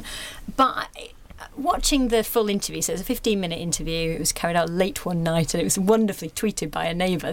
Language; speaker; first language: English; native; English